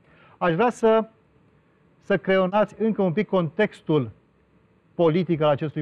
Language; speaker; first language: Romanian; native; Romanian